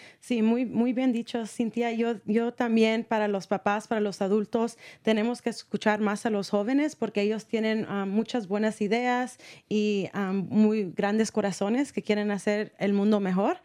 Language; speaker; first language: Spanish; early bilingual, heritage; Spanish